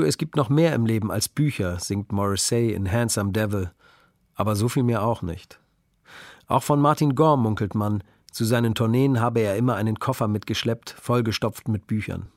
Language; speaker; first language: German; native; German